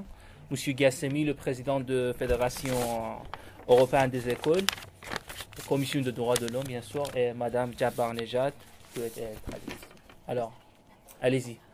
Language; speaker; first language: French; non-native, learner; Persian